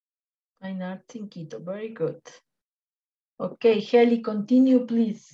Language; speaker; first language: English; non-native, learner; Spanish